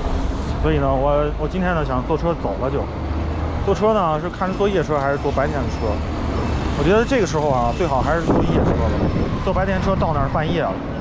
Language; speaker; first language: Chinese; native; Chinese